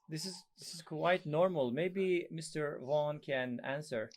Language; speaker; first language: English; non-native, fluent; Persian